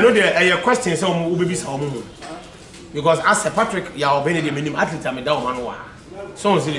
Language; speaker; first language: English; non-native, local second language; Akan